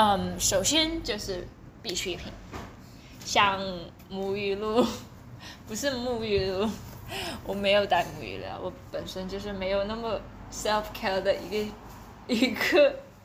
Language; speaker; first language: Chinese; early bilingual, heritage; Chinese